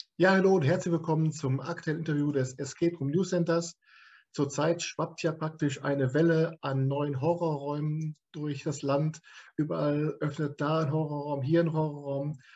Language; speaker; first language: German; native; German